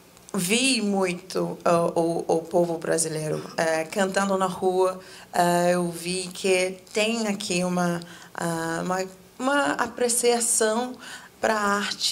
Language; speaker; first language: Portuguese; non-native, fluent; English